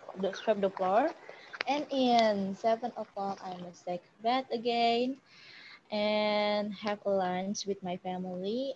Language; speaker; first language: English; non-native, learner; Indonesian